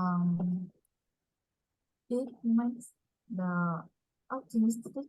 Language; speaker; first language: English; non-native, learner; Vietnamese